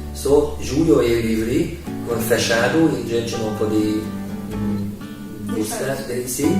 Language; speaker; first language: Portuguese; non-native, learner; Hungarian